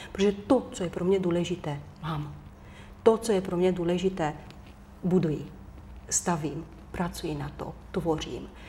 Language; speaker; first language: Czech; non-native, fluent; Romanian